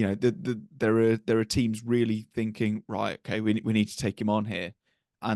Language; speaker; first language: English; native; English